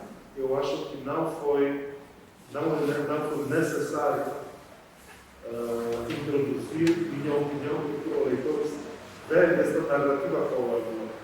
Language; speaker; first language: Portuguese; non-native, fluent; Polish